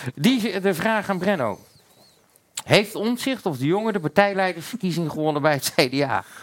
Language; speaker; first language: Dutch; native; Dutch